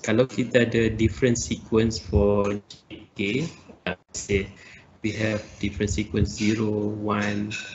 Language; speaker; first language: English; non-native, local second language; Malay